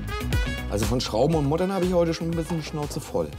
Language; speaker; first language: German; native; German